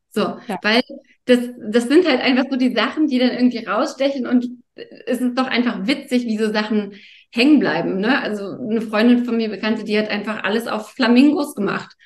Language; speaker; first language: German; native; German